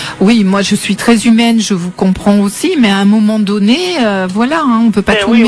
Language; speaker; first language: French; native; French